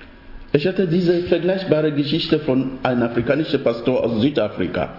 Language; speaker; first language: German; non-native, fluent; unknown